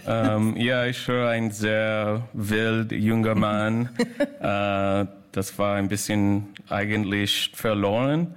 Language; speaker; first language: German; non-native, learner; English